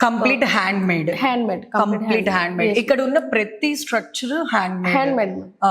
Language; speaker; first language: Telugu; native; Telugu